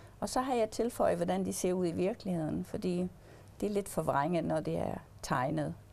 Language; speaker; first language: Danish; early bilingual, heritage; English